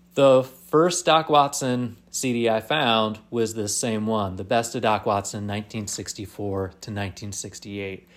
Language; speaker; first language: English; native; English